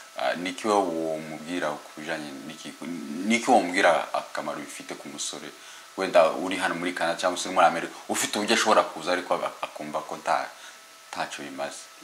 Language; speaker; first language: Kinyarwanda; native; Kinyarwanda